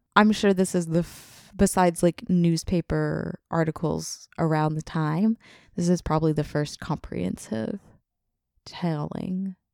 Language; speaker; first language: English; native; English